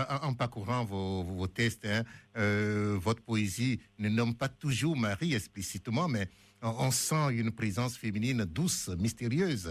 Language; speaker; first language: French; native; French